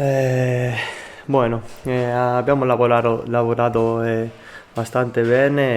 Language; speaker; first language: Italian; non-native, learner; Spanish